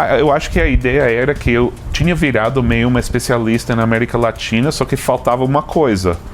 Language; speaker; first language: Portuguese; non-native, fluent; English